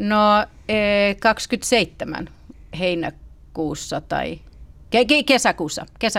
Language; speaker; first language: Finnish; early bilingual, heritage; Finnish